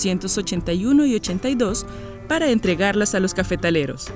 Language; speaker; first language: Spanish; native; Spanish